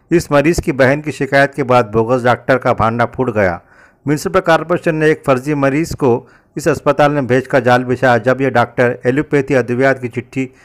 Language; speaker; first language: Urdu; native; Urdu